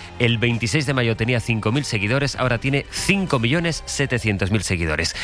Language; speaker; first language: Spanish; native; Spanish